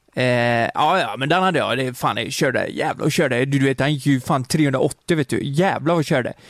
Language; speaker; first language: Swedish; native; Swedish